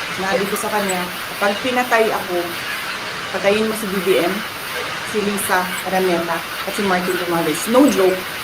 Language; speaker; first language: Filipino; non-native, local second language; Cebuano